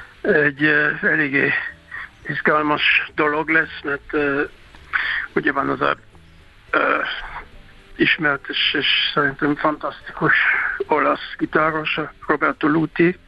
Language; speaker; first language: Hungarian; non-native, fluent; German